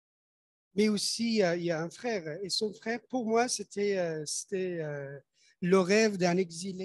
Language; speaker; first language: French; non-native, fluent; Persian